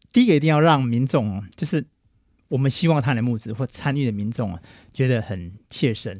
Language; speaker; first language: Chinese; native; Chinese